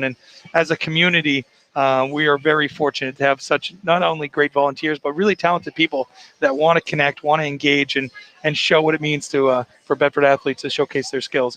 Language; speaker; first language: English; native; English